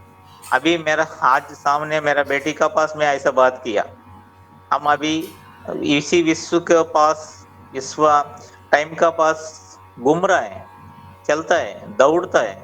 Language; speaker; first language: Hindi; non-native, local second language; Telugu